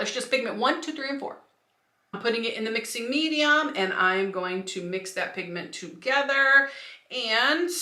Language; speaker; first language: English; native; English